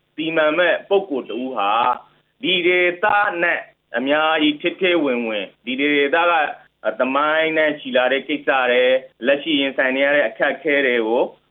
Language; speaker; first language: Burmese; native; Burmese